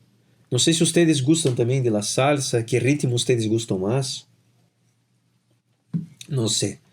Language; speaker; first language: Spanish; non-native, fluent; Portuguese